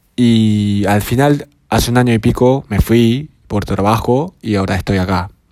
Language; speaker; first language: Spanish; non-native, fluent; Japanese